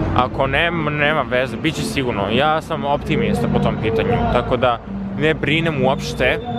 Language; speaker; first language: Serbian; early bilingual, heritage; Serbian